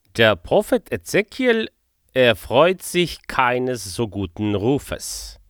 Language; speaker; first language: German; non-native, fluent; Polish